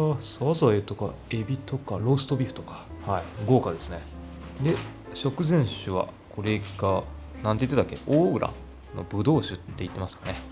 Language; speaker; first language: Japanese; native; Japanese